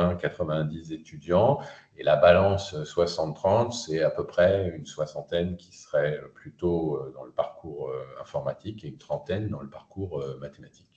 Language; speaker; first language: French; native; French